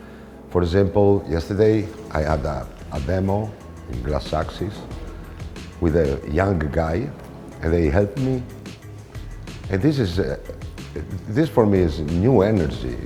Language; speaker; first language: English; non-native, fluent; Italian